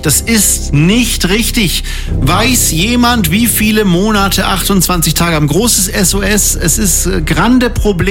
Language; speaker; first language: German; native; German